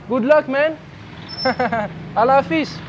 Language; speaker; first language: English; non-native, learner; French